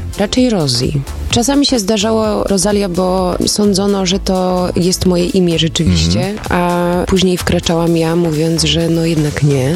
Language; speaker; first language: Polish; early bilingual, other home language; German